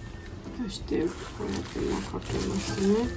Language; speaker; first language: Japanese; non-native, learner; Georgian